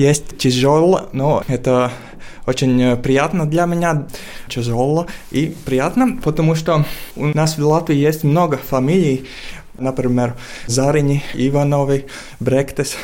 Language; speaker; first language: Russian; non-native, learner; Latvian